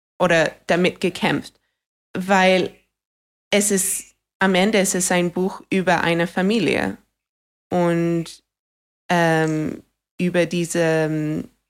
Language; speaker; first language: German; non-native, fluent; English